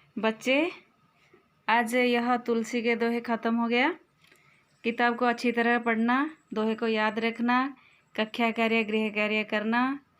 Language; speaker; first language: Hindi; non-native, local second language; Odia